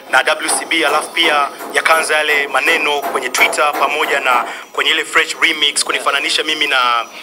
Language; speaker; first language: Swahili; native; Swahili